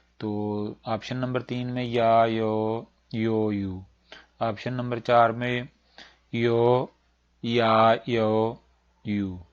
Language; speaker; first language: Urdu; native; Urdu